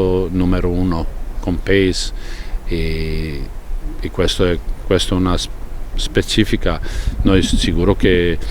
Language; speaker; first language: Italian; non-native, fluent; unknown